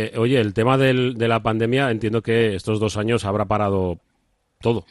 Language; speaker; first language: Spanish; native; Spanish